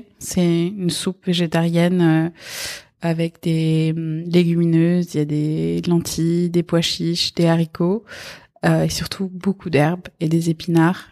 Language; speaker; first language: French; early bilingual, other home language; Persian